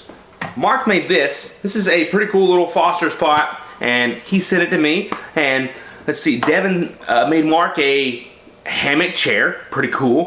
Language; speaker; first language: English; native; English